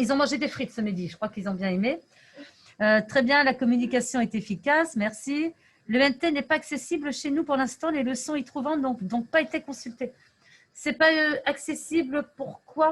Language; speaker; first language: French; native; French